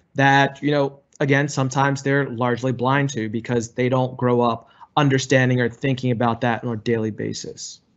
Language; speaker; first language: English; native; English